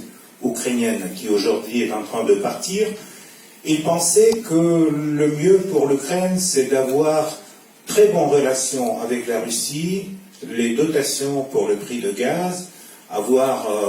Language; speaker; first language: French; non-native, fluent; Russian